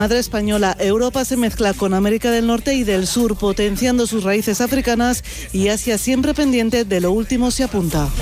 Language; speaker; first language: Spanish; native; Spanish